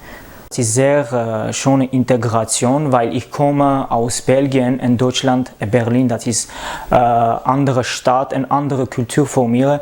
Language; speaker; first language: German; non-native, learner; French